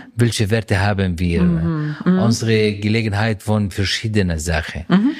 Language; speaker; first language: German; non-native, learner; Arabic